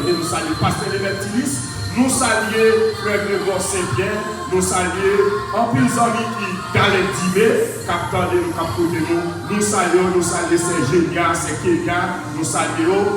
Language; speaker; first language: French; non-native, local second language; Haitian Creole